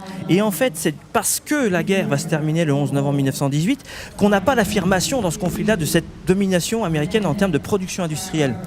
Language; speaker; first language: French; native; French